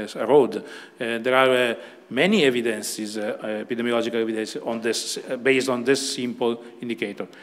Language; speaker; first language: English; non-native, fluent; Italian